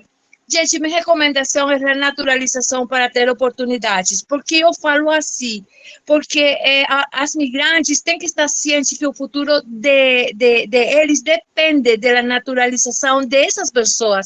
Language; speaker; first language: Portuguese; non-native, fluent; Spanish